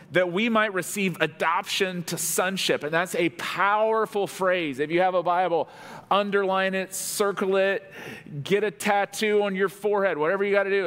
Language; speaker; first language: English; native; English